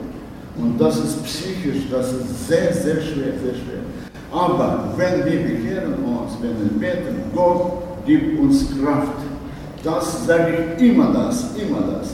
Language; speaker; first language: German; non-native, learner; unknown